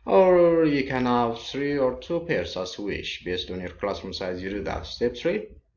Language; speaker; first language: English; non-native, local second language; Amharic